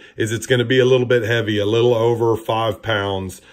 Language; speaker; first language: English; native; English